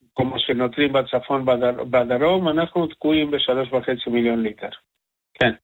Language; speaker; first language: Hebrew; non-native, fluent; Spanish